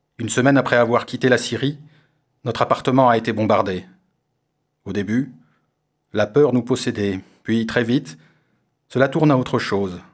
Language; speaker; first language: French; non-native, learner; Armenian